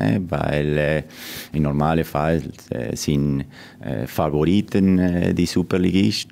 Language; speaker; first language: German; non-native, fluent; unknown